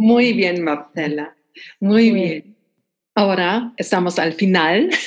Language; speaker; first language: Spanish; non-native, learner; German